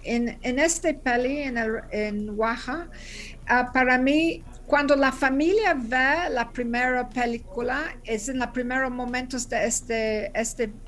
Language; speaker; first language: Spanish; non-native, learner; English